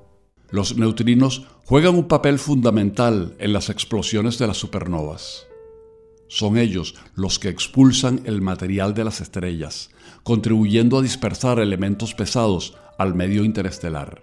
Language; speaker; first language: Spanish; native; Spanish